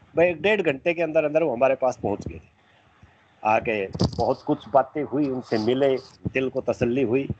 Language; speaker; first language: Hindi; native; Hindi